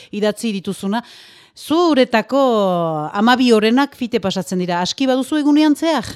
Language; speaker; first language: Basque; native; Basque